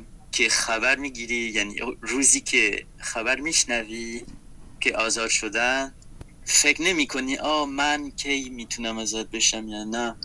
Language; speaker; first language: Persian; non-native, fluent; French